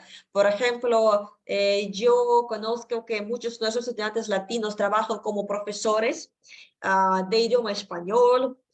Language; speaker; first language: Spanish; non-native, fluent; Russian